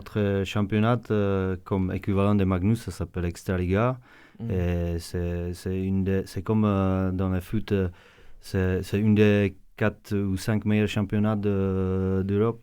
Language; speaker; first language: French; non-native, fluent; Czech